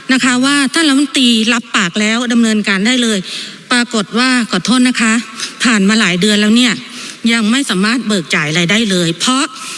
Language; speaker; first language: Thai; native; Thai